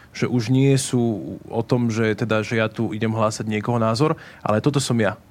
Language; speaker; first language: Slovak; native; Slovak